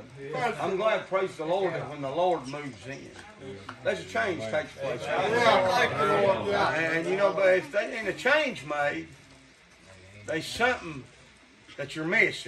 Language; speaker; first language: English; native; English